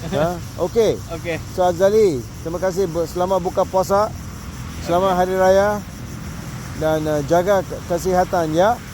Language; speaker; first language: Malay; non-native, local second language; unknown